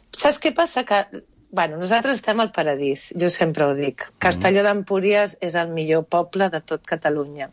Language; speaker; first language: Catalan; non-native, local second language; Spanish